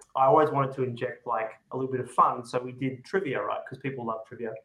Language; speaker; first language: English; native; English